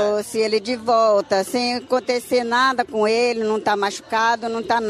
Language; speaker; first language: Portuguese; native; Portuguese